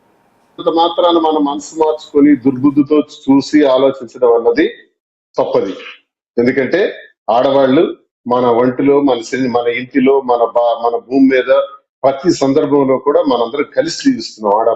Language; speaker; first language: Telugu; native; Telugu